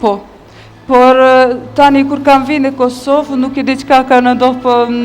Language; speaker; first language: Albanian; non-native, learner; Bosnian